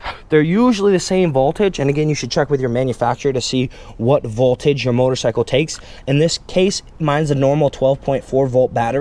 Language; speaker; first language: English; native; English